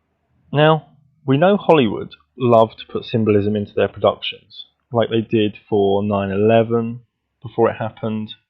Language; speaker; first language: English; native; English